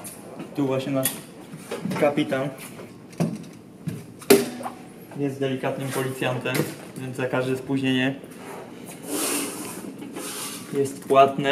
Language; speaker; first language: Polish; native; Polish